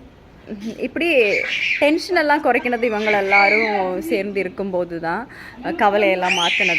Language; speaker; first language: Tamil; non-native, learner; Malayalam